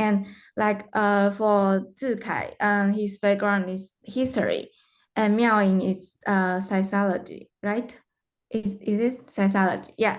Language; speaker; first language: English; non-native, fluent; Chinese